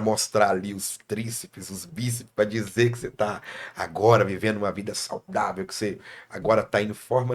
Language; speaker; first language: Portuguese; native; Portuguese